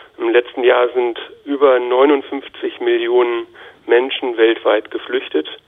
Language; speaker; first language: German; native; German